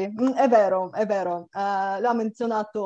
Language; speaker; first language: Italian; non-native, fluent; Bulgarian